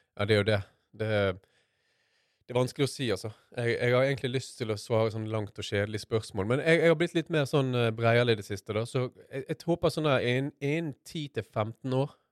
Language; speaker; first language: Norwegian; native; Norwegian